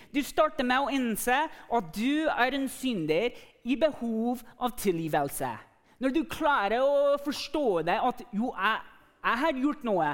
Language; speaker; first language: Norwegian; non-native, fluent; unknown